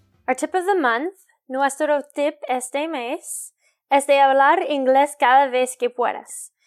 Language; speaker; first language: Spanish; non-native, learner; English